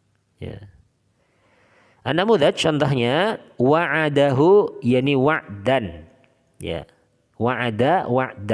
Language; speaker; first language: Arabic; non-native, fluent; Indonesian